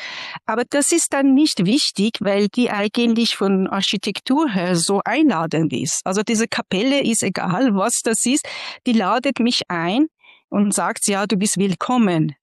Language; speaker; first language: German; non-native, fluent; Persian